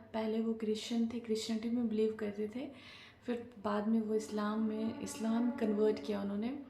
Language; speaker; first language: Urdu; native; Urdu